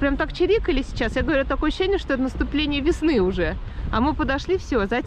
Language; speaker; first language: Russian; native; Russian